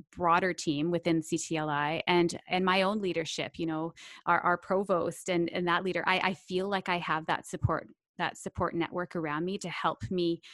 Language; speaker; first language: English; native; English